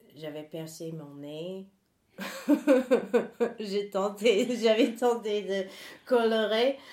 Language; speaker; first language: French; non-native, fluent; English